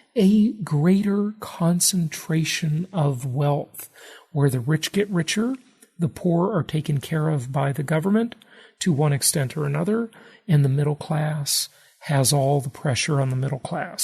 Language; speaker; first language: English; native; English